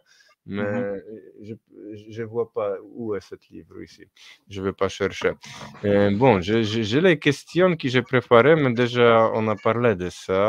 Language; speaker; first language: French; non-native, fluent; Polish